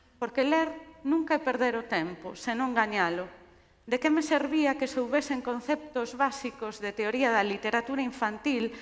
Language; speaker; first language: Galician; non-native, local second language; Spanish